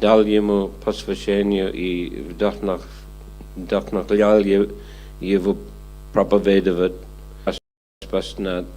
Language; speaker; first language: Russian; non-native, fluent; English